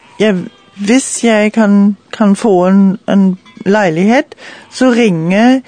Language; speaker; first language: Norwegian; non-native, learner; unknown